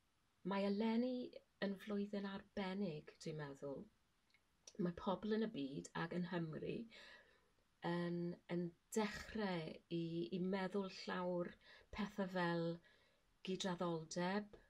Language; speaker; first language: Welsh; non-native, learner; English